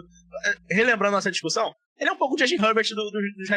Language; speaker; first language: Portuguese; native; Portuguese